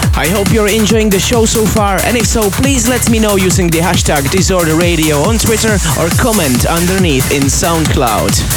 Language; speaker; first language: English; non-native, fluent; Slovak